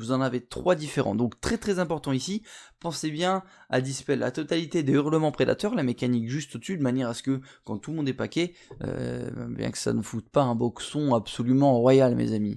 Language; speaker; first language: French; native; French